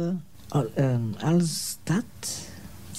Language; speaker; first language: English; non-native, learner; French